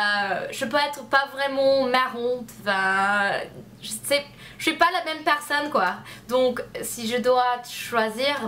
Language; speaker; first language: French; non-native, learner; English